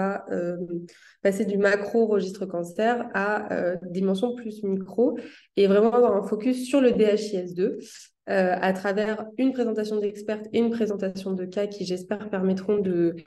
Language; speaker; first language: French; native; French